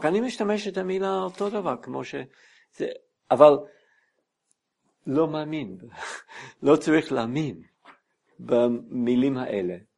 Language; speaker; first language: Hebrew; non-native, fluent; English